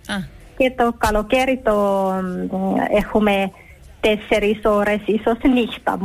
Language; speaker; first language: Greek; early bilingual, heritage; Finnish